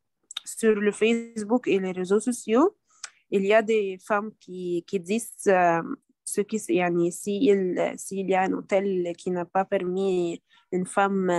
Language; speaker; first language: French; non-native, learner; Arabic